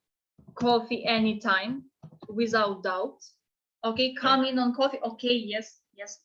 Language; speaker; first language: English; non-native, fluent; Ukrainian